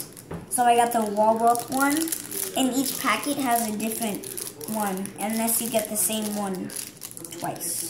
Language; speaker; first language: English; native; English